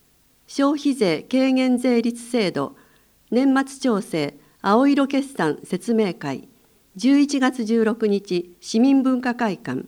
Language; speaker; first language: Japanese; native; Japanese